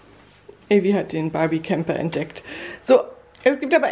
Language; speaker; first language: German; native; German